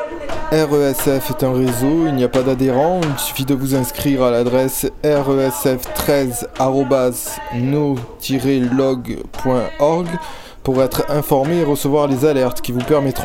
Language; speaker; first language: French; native; French